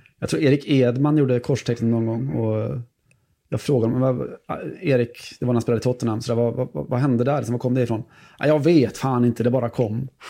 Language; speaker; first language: Swedish; native; Swedish